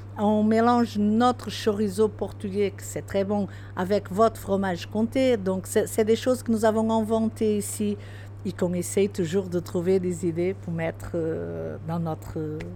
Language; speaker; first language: French; non-native, fluent; Portuguese